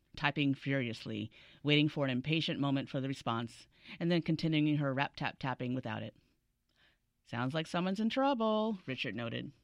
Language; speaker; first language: English; native; English